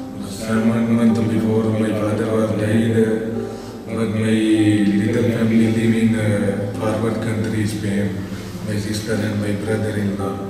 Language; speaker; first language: English; non-native, learner; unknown